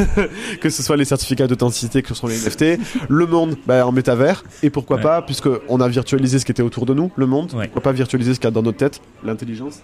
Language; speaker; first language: French; native; French